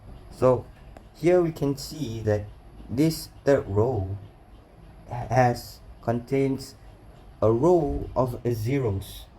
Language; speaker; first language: English; non-native, local second language; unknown